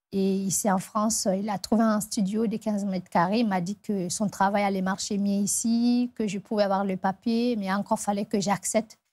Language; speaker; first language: French; non-native, local second language; Fula